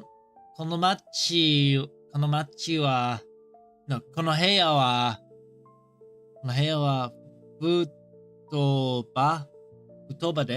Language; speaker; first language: Japanese; non-native, learner; English